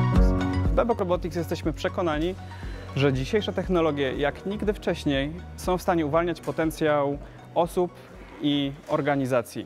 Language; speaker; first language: Polish; native; Polish